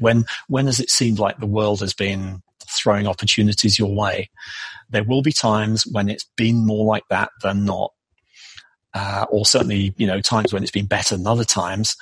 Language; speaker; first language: English; native; English